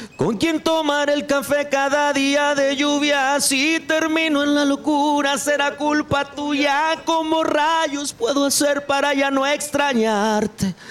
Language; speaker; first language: Spanish; native; Spanish